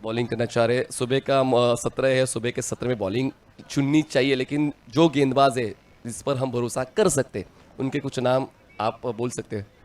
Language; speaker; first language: Hindi; non-native, local second language; Marathi